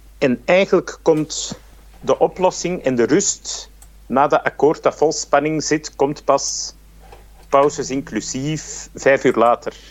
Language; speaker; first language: Dutch; native; Dutch